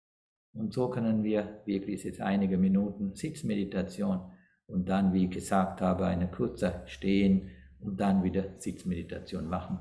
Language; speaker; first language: German; non-native, fluent; Sinhala